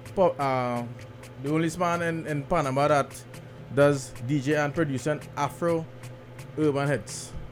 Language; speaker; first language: English; native; English